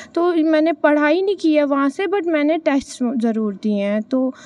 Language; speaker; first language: Hindi; native; Hindi